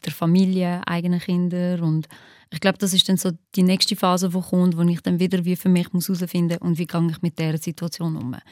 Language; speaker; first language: German; early bilingual, other home language; Albanian